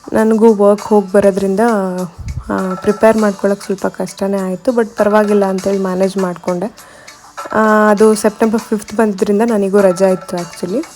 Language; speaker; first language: Kannada; non-native, local second language; Malayalam